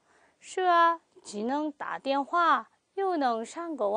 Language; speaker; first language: Chinese; non-native, fluent; Korean